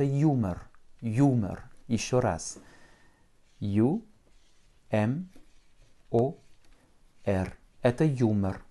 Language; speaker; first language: Russian; non-native, fluent; French